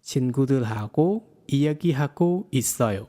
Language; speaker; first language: Korean; non-native, fluent; Khmer